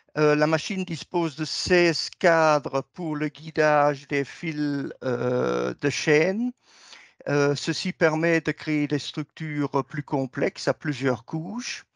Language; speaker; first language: French; native; French